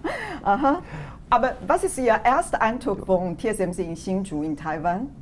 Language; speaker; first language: German; non-native, fluent; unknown